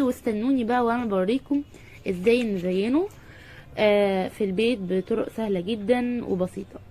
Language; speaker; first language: Arabic; native; Arabic